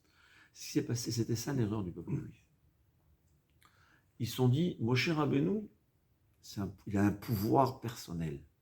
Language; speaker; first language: French; native; French